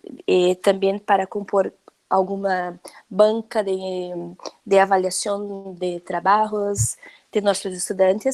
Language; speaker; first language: Spanish; non-native, learner; Portuguese